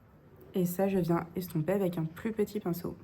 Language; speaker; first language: French; native; French